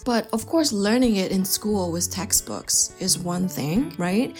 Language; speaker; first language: English; non-native, fluent; Chinese